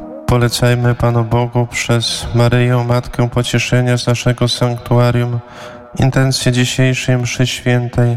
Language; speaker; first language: Polish; native; Polish